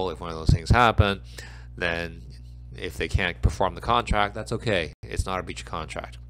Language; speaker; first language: English; native; English